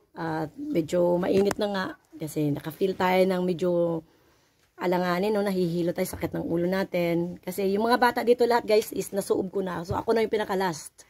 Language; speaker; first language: Filipino; non-native, local second language; Cebuano